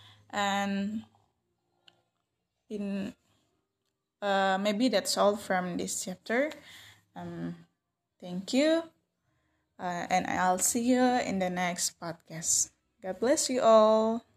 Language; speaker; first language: English; non-native, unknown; Indonesian